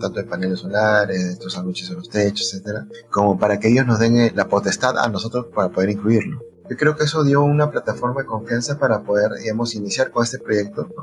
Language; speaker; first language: Spanish; native; Spanish